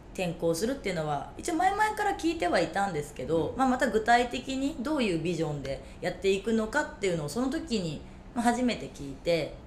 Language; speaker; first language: Japanese; native; Japanese